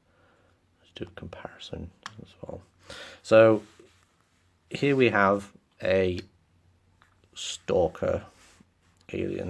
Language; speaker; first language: English; native; English